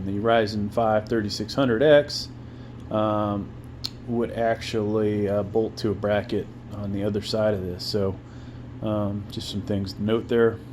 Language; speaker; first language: English; native; English